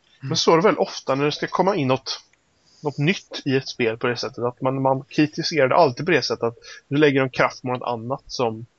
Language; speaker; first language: Swedish; native; Swedish